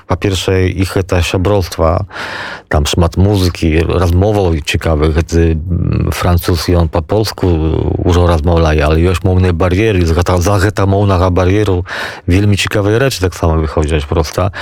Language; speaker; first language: Polish; non-native, local second language; Belarusian